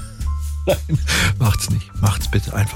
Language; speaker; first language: German; native; German